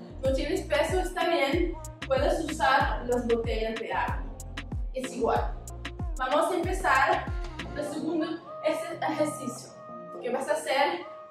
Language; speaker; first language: Spanish; non-native, learner; French